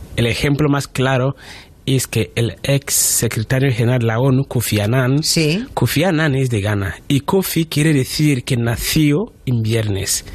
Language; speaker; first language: Spanish; non-native, fluent; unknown